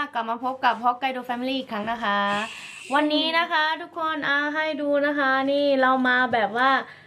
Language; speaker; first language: Thai; native; Thai